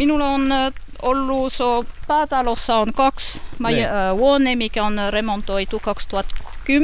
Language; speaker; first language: Finnish; non-native, learner; French